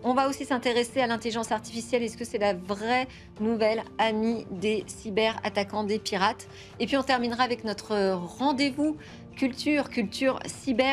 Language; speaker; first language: French; native; French